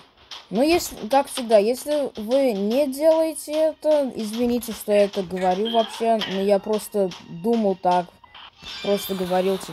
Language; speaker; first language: Russian; early bilingual, heritage; English